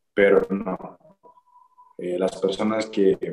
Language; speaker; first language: Spanish; native; Spanish